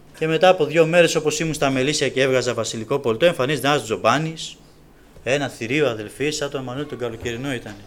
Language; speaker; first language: Greek; native; Greek